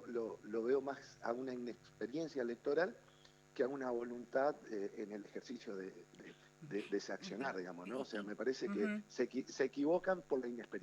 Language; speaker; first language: Spanish; native; Spanish